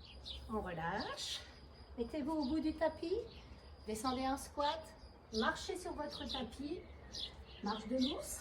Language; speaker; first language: French; native; French